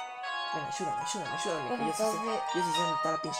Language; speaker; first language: Spanish; native; Spanish